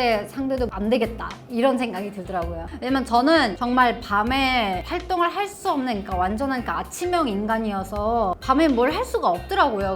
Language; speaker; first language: Korean; non-native, fluent; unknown